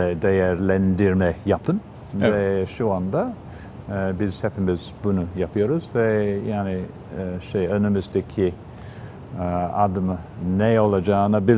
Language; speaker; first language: Turkish; non-native, fluent; English